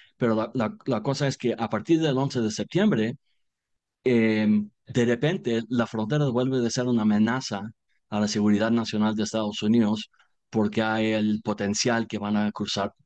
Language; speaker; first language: Spanish; non-native, fluent; English